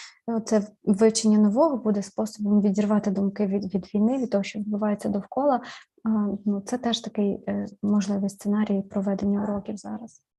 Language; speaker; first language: Ukrainian; native; Ukrainian